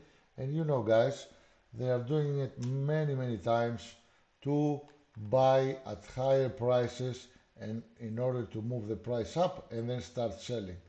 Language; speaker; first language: English; non-native, fluent; Greek